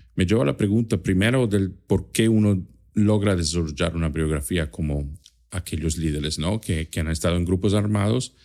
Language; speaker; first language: Spanish; non-native, fluent; German